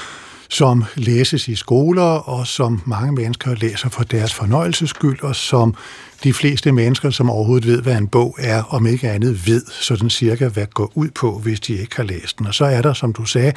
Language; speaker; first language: Danish; native; Danish